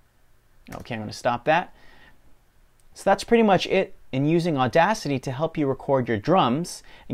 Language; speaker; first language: English; native; English